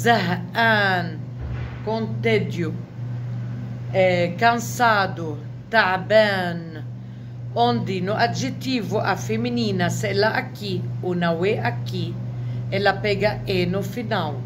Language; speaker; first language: Portuguese; non-native, fluent; Arabic